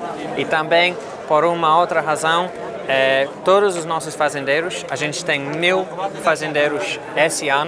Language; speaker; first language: Portuguese; non-native, fluent; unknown